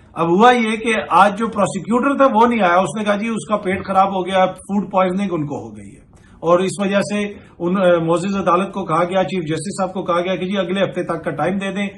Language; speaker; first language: Urdu; native; Urdu